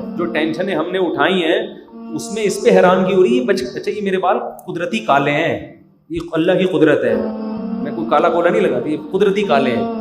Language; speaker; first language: Urdu; native; Urdu